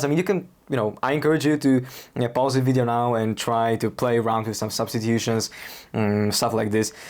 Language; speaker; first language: English; non-native, fluent; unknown